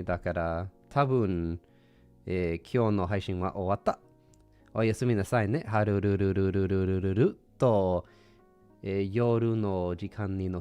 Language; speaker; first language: Japanese; non-native, learner; English